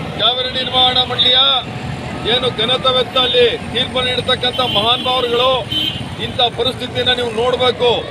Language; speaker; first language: Kannada; native; Kannada